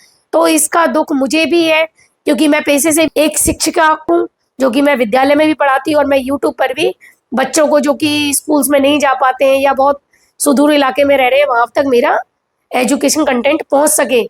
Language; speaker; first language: Hindi; native; Hindi